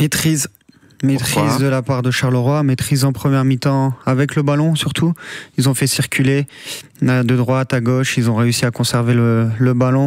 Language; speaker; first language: French; native; French